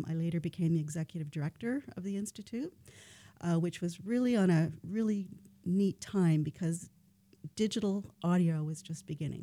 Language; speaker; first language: English; native; English